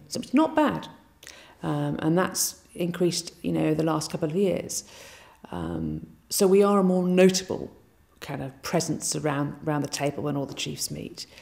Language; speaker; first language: English; native; English